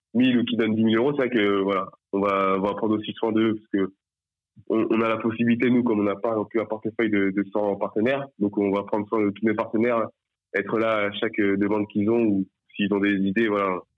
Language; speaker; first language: French; native; French